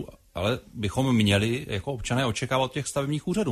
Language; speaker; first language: Czech; native; Czech